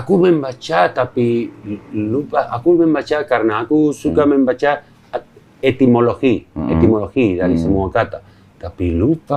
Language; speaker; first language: Indonesian; non-native, learner; Spanish